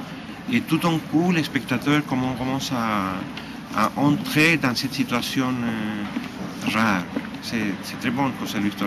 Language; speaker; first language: French; non-native, fluent; Spanish